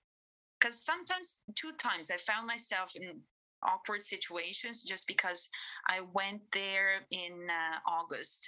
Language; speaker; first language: English; non-native, fluent; Italian